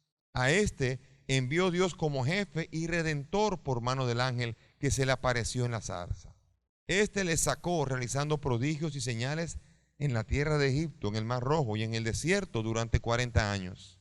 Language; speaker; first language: Spanish; native; Spanish